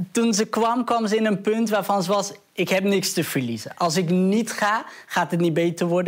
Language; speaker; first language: Dutch; early bilingual, other home language; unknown